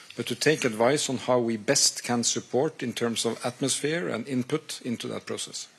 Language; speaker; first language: English; non-native, fluent; Norwegian